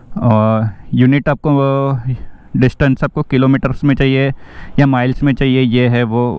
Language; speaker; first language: Hindi; non-native, local second language; Marathi